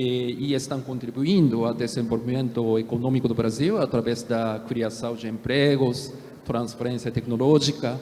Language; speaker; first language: Portuguese; non-native, fluent; Japanese